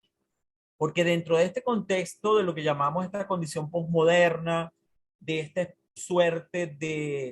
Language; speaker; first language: Spanish; native; Spanish